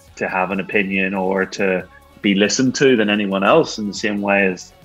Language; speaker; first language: English; native; English